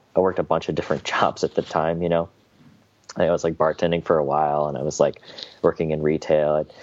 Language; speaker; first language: English; native; English